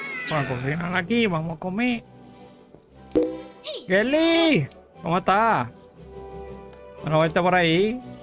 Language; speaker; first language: Spanish; native; Spanish